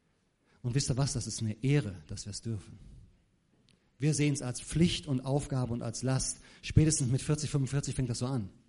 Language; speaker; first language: German; native; German